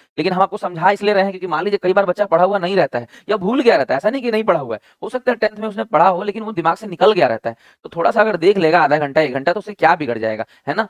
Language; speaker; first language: Hindi; native; Hindi